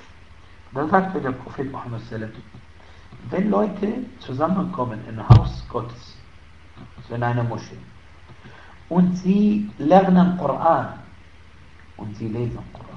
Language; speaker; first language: German; non-native, fluent; Arabic